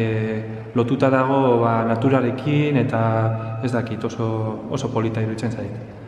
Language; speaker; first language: Basque; non-native, local second language; Spanish